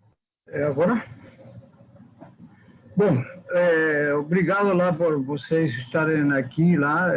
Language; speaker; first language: Portuguese; non-native, fluent; Spanish